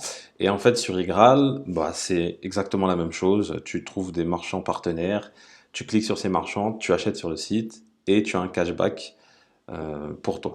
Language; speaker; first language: French; native; French